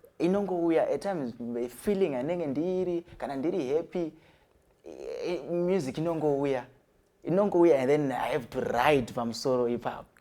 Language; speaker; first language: Shona; non-native, local second language; North Ndebele